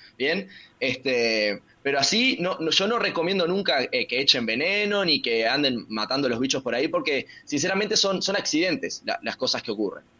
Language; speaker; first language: Spanish; native; Spanish